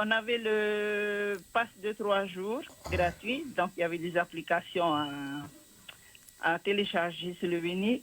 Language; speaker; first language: French; non-native, local second language; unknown